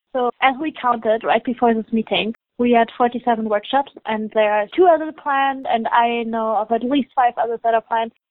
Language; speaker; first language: English; non-native, fluent; German